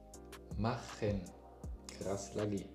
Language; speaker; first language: Indonesian; non-native, learner; German